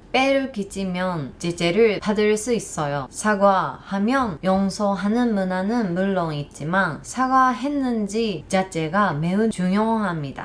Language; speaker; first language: Korean; non-native, learner; Japanese